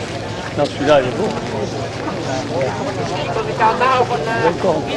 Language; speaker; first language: French; native; French